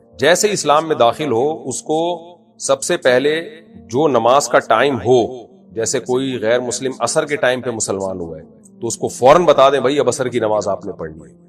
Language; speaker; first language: Urdu; native; Urdu